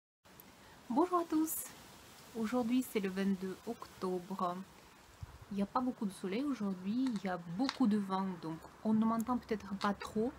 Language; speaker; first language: French; non-native, fluent; Russian